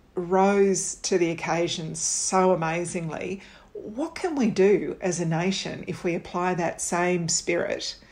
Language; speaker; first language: English; native; English